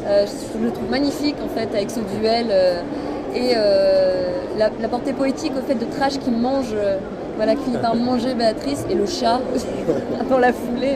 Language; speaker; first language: French; native; French